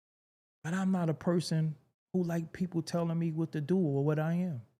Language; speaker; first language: English; native; English